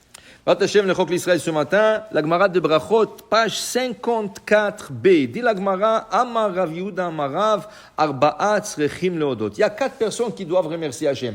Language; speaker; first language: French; native; French